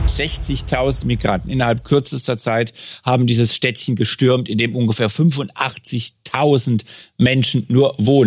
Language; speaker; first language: German; native; German